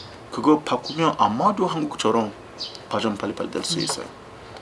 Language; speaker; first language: Korean; non-native, learner; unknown